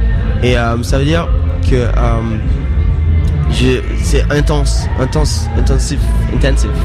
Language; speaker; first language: French; non-native, fluent; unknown